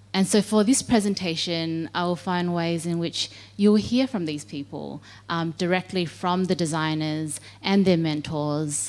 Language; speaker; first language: English; native; English